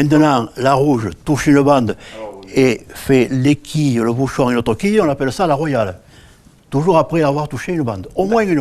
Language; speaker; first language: French; native; French